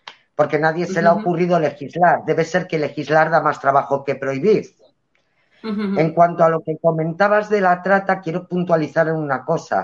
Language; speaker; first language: Spanish; native; Spanish